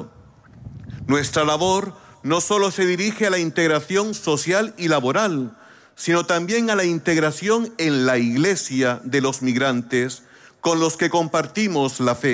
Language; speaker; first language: Spanish; native; Spanish